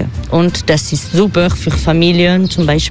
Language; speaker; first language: German; non-native, fluent; French